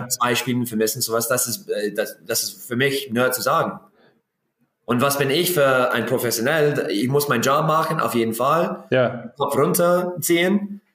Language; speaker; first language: German; non-native, learner; English